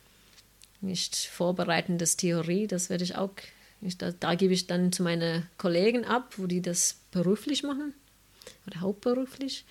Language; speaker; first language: German; non-native, fluent; English